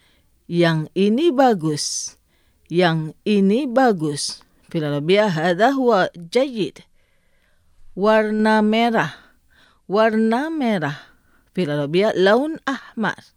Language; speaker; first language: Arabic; non-native, fluent; Indonesian